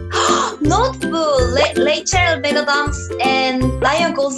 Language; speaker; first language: English; non-native, learner; Korean